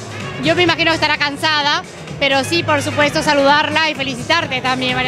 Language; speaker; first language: Spanish; native; Spanish